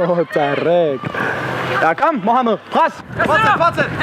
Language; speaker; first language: Danish; native; Danish